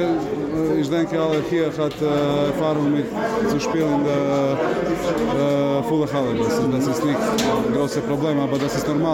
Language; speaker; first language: German; non-native, learner; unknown